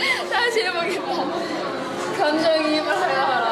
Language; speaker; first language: Korean; native; Korean